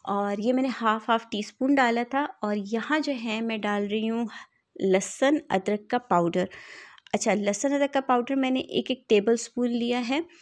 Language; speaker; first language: Urdu; native; Urdu